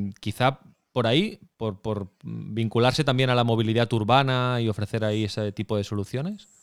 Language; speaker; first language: Spanish; native; Spanish